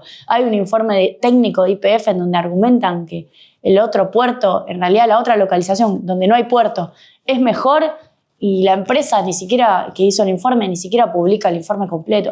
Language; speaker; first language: Spanish; native; Spanish